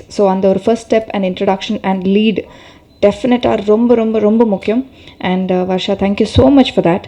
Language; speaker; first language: Tamil; non-native, learner; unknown